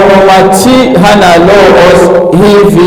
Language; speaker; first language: Swedish; non-native, learner; French